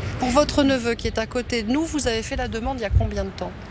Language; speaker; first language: French; native; French